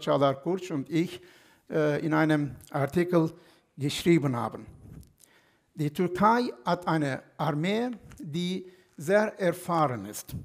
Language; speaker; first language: German; non-native, fluent; Turkish